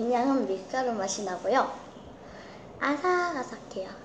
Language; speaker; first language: Korean; early bilingual, heritage; Korean